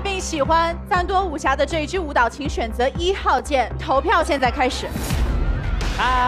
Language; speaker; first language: Chinese; native; Chinese